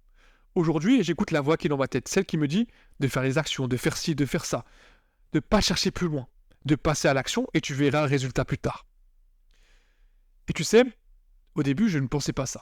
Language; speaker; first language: French; native; French